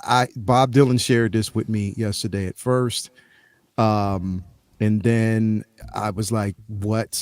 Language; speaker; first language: English; native; English